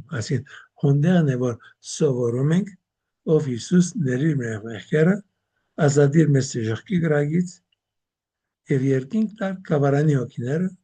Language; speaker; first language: Armenian; early bilingual, heritage; Armenian